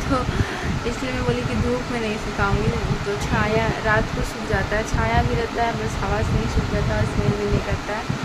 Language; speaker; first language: Hindi; native; Hindi